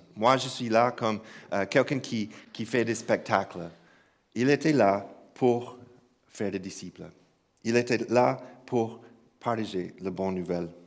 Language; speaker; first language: French; non-native, fluent; English